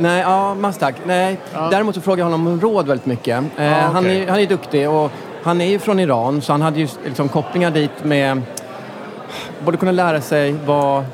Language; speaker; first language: Swedish; native; Swedish